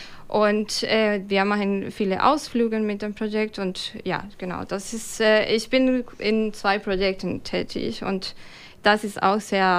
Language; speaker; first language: German; non-native, fluent; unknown